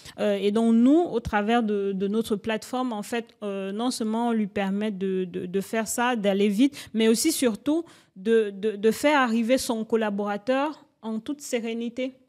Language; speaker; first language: French; native; French